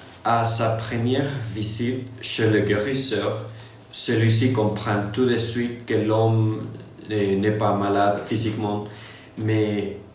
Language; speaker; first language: French; non-native, learner; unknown